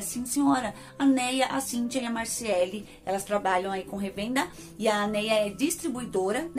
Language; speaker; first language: Portuguese; native; Portuguese